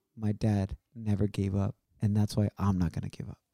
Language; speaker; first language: English; early bilingual, other home language; Spanish